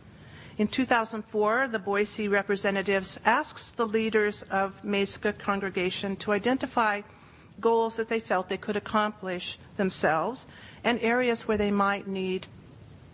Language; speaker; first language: English; native; English